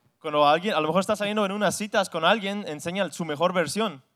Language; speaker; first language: Spanish; non-native, fluent; English